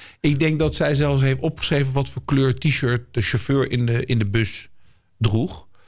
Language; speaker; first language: Dutch; early bilingual, other home language; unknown